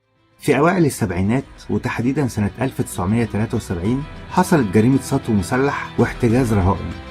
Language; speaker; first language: Arabic; native; Arabic